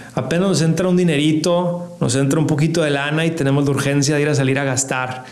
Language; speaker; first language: Spanish; native; Spanish